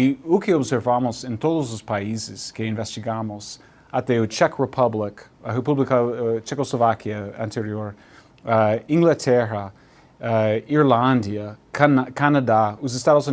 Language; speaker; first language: Portuguese; non-native, learner; English